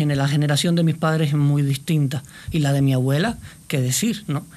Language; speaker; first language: Spanish; native; Spanish